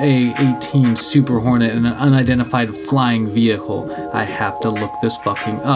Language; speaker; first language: English; native; English